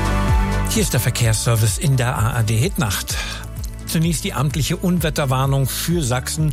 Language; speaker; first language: German; native; German